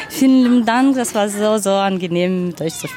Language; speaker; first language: German; non-native, fluent; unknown